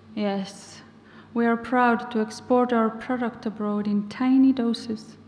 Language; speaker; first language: English; non-native, fluent; Basque